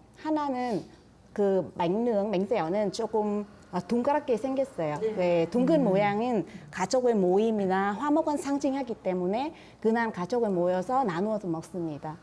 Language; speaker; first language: Korean; non-native, fluent; Vietnamese